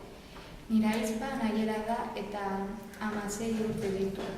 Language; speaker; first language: Basque; non-native, learner; Spanish